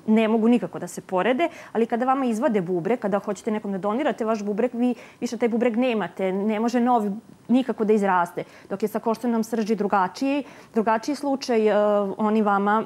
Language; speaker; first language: Serbian; native; Serbian